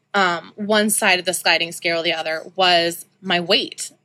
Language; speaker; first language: English; native; English